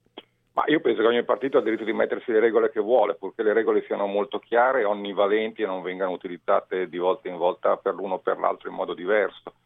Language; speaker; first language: Italian; native; Italian